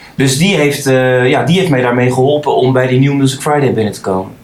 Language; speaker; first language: Dutch; native; Dutch